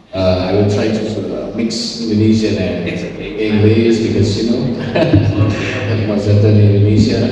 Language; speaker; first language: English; non-native, fluent; Indonesian